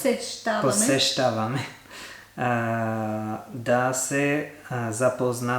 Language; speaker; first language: Bulgarian; non-native, learner; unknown